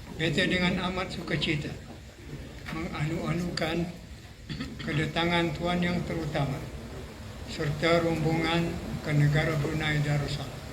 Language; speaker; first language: Malay; native; Malay